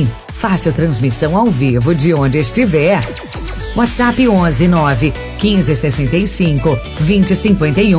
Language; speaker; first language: Portuguese; native; Portuguese